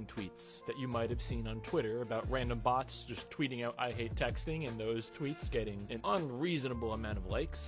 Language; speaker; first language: English; native; English